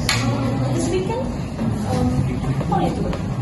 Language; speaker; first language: English; non-native, learner; Indonesian